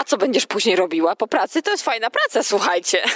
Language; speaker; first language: Polish; native; Polish